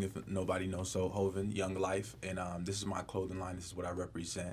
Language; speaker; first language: English; native; English